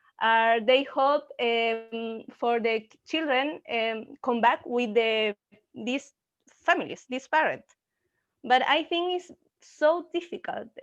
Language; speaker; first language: English; non-native, learner; Spanish